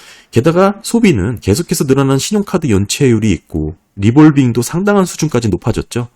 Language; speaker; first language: Korean; native; Korean